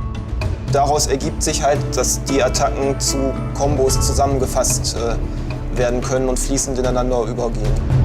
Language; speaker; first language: German; native; German